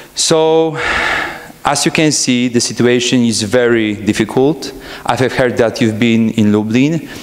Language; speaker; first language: English; non-native, fluent; Polish